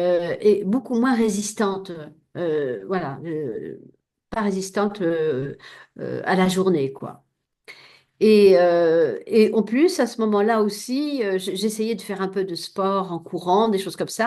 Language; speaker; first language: French; native; French